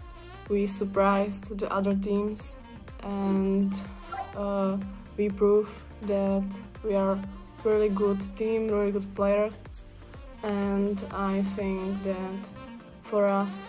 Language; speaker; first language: English; non-native, fluent; Czech